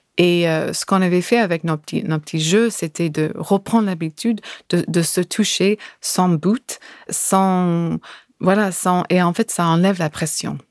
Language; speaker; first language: French; non-native, fluent; English